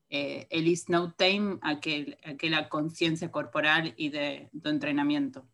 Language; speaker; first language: Portuguese; non-native, fluent; Spanish